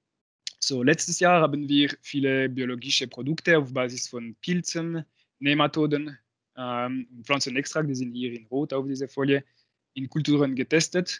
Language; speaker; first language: German; non-native, local second language; French